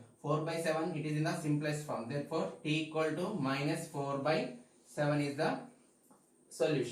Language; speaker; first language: English; non-native, local second language; Telugu